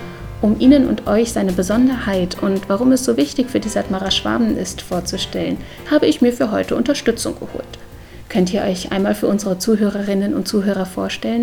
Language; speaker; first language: German; native; German